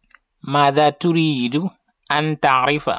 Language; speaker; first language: Arabic; non-native, fluent; Wolof